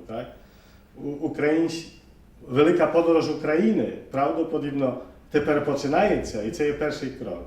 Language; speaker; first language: Ukrainian; early bilingual, heritage; Ukrainian